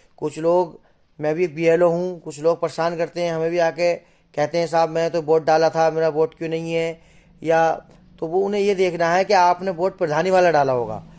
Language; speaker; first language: Hindi; native; Hindi